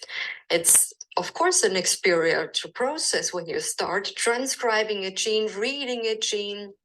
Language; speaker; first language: English; non-native, fluent; German